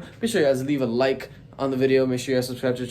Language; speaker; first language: English; native; English